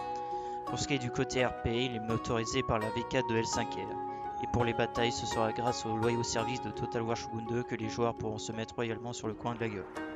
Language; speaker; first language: French; native; French